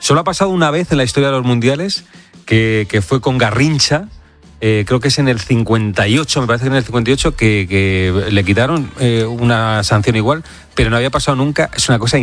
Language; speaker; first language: Spanish; native; Spanish